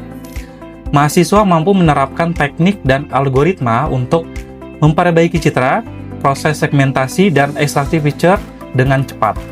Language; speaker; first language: Indonesian; native; Indonesian